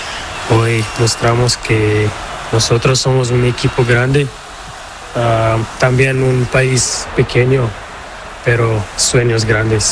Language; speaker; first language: Spanish; non-native, learner; Portuguese